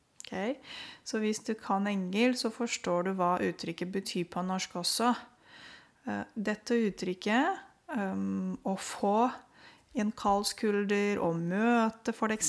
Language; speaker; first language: Norwegian; non-native, fluent; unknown